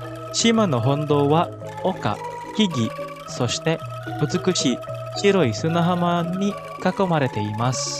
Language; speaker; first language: Japanese; non-native, fluent; Indonesian